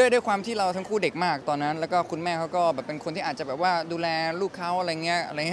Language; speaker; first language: Thai; native; Thai